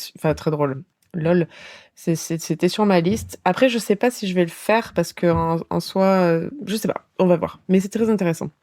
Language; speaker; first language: French; native; French